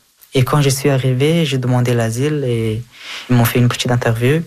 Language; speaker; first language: French; early bilingual, other home language; Persian